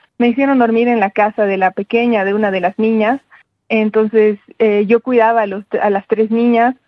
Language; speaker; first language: Spanish; native; Spanish